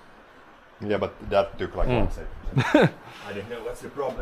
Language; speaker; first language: English; non-native, fluent; Swedish